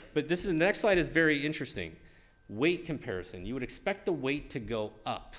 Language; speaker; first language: English; native; English